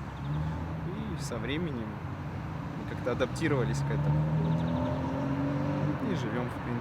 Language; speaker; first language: Russian; native; Russian